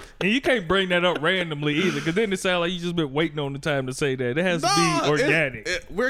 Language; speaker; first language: English; native; English